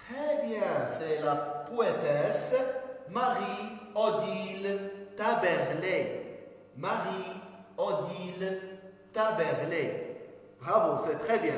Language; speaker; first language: French; non-native, local second language; Arabic